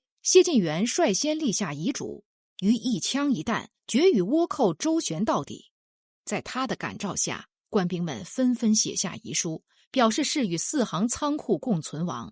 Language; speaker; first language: Chinese; native; Chinese